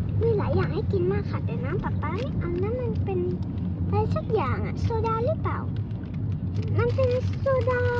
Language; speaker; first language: Thai; native; Thai